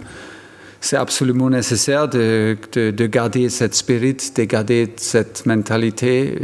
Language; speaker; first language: French; non-native, fluent; German